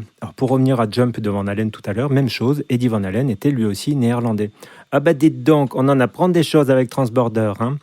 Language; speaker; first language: French; native; French